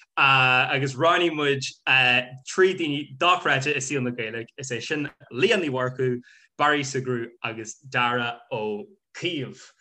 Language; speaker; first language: Irish; non-native, local second language; English